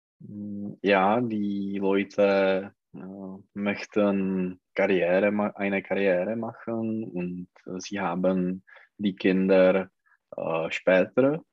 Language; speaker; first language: German; non-native, learner; Czech